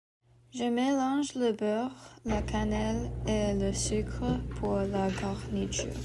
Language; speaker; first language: French; non-native, learner; English